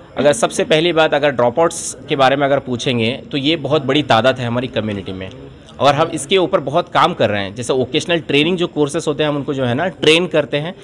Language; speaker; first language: Hindi; non-native, local second language; Urdu